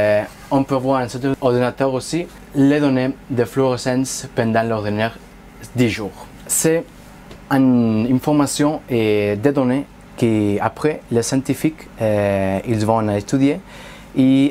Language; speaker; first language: French; non-native, learner; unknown